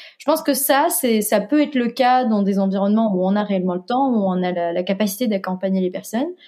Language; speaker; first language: French; non-native, local second language; Arabic